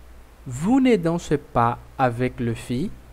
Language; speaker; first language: French; non-native, fluent; Portuguese